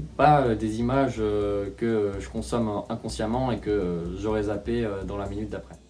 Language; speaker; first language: French; native; French